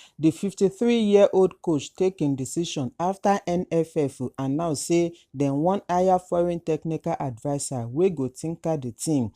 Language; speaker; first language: Nigerian Pidgin; non-native, local second language; Yoruba